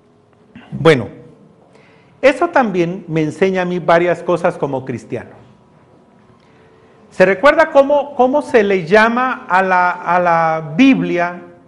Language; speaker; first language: Spanish; native; Spanish